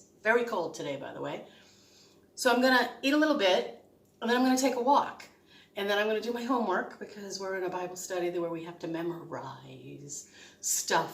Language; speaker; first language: English; native; English